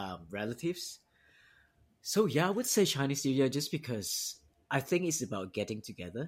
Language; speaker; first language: English; non-native, local second language; Cantonese